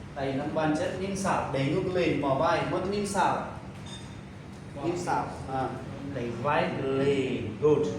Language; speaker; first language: Vietnamese; non-native, learner; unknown